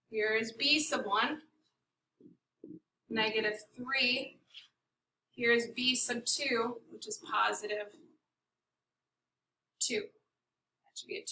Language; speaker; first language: English; native; English